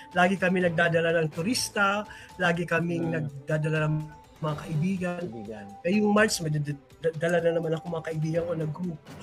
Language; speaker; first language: Filipino; non-native, local second language; Waray